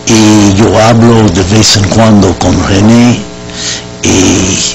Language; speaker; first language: Spanish; non-native, learner; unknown